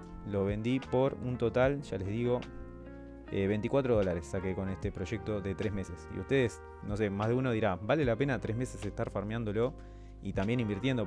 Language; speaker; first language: Spanish; native; Spanish